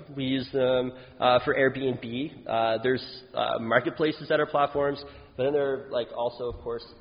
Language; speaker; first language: English; native; English